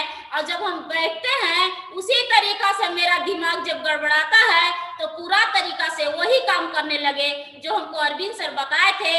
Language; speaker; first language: Hindi; non-native, local second language; Bhojpuri